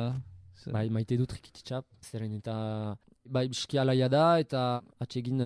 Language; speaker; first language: Basque; non-native, local second language; French